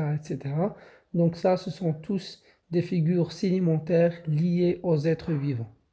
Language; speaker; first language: French; non-native, local second language; Arabic